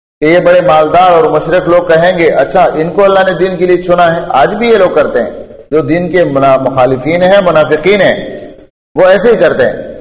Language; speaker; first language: Urdu; non-native, local second language; Pashto